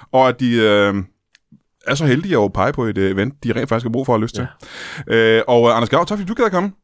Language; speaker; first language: Danish; native; Danish